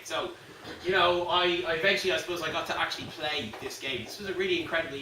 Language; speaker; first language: English; native; English